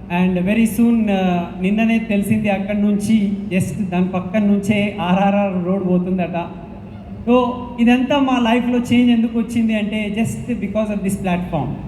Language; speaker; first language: Telugu; non-native, local second language; Hindi